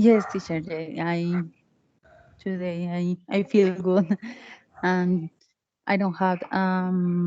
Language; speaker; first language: English; non-native, learner; Spanish